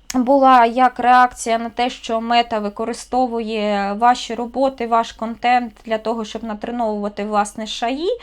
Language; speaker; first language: Ukrainian; non-native, local second language; Russian